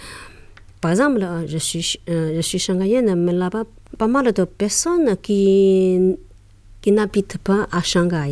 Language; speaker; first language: French; non-native, learner; Chinese